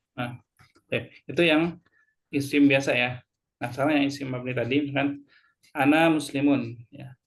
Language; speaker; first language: Indonesian; native; Indonesian